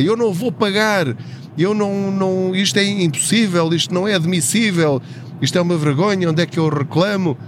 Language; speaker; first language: Portuguese; native; Portuguese